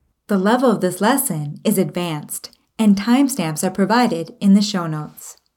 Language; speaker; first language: English; native; English